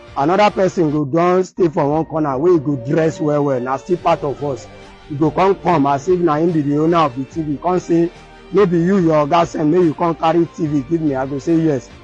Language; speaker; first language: Nigerian Pidgin; native; Nigerian Pidgin